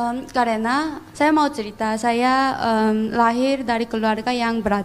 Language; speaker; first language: Indonesian; non-native, fluent; Korean